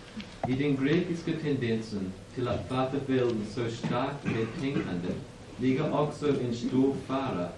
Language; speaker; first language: Swedish; non-native, fluent; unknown